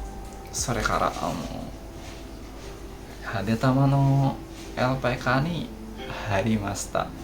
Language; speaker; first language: Japanese; non-native, learner; Indonesian